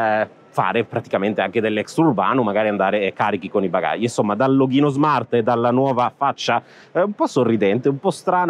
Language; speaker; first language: Italian; native; Italian